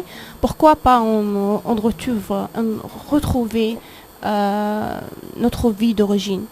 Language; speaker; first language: French; non-native, fluent; Arabic